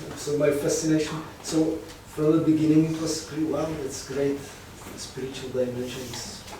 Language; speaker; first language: English; non-native, fluent; Czech